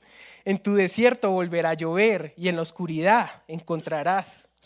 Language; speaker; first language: Spanish; native; Spanish